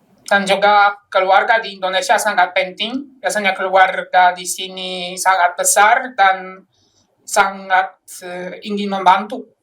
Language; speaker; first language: Indonesian; non-native, fluent; Polish